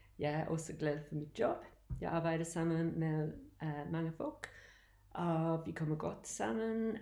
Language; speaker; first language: Danish; non-native, learner; English